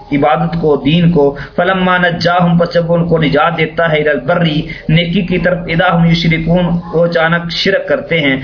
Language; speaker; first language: Urdu; non-native, local second language; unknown